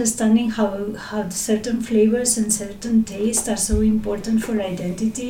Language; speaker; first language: English; non-native, fluent; Spanish